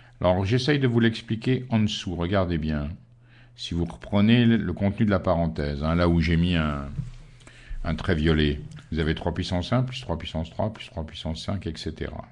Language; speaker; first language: French; native; French